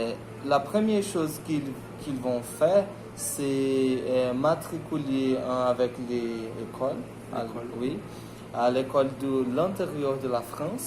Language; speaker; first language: French; non-native, learner; Portuguese